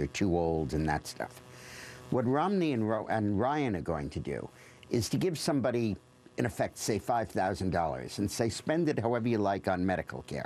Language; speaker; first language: English; native; English